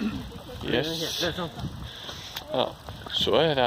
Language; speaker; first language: Swedish; native; Swedish